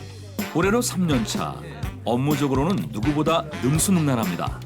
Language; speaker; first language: Korean; native; Korean